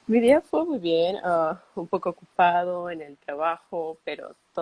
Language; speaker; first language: Spanish; early bilingual, heritage; Spanish